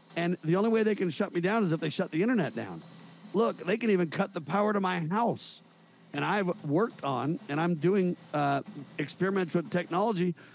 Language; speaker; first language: English; native; English